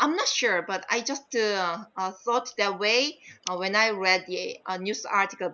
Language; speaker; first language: English; non-native, fluent; Korean